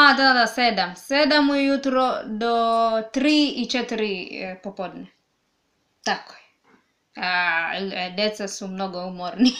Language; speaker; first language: Serbian; non-native, learner; Swahili